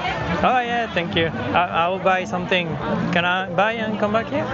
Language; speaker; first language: English; non-native, fluent; French